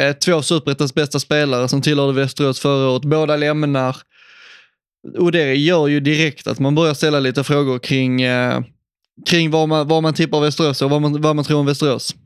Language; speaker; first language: Swedish; native; Swedish